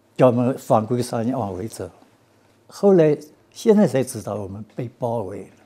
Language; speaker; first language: Chinese; native; Chinese